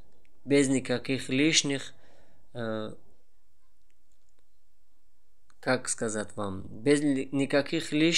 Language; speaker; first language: Russian; non-native, learner; Tajik